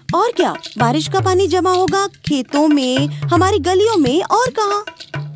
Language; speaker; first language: Hindi; native; Hindi